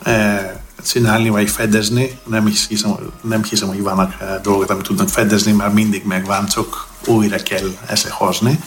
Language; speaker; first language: Hungarian; non-native, learner; Greek